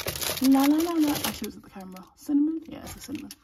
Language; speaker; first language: English; native; English